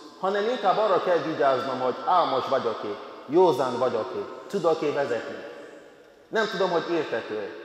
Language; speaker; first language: Hungarian; non-native, fluent; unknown